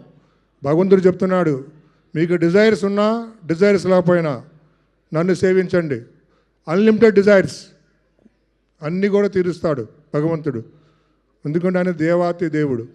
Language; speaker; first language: Telugu; native; Telugu